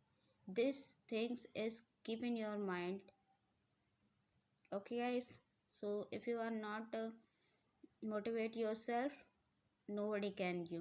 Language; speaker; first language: English; non-native, learner; Hindi